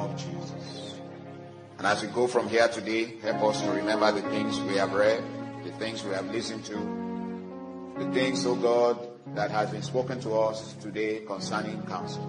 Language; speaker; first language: English; non-native, local second language; Yoruba